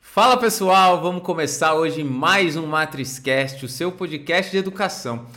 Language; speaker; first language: Portuguese; native; Portuguese